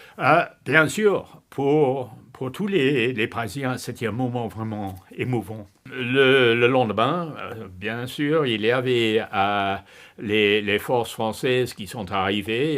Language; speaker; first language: French; non-native, fluent; English